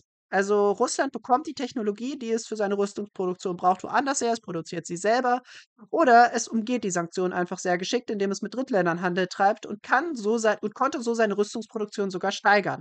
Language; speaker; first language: German; native; German